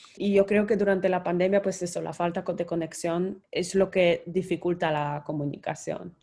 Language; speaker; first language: Spanish; non-native, fluent; Polish